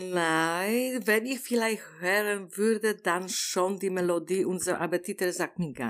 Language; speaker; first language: German; non-native, learner; Polish